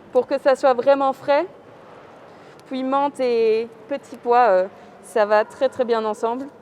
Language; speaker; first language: French; native; French